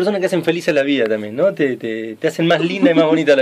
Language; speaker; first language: Spanish; native; Spanish